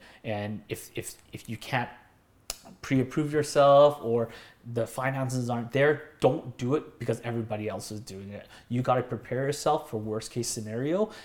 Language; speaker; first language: English; native; English